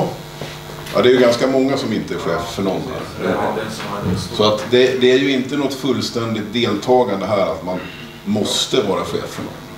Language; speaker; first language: Swedish; native; Swedish